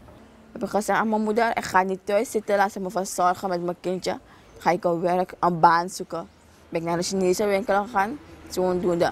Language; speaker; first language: Dutch; non-native, local second language; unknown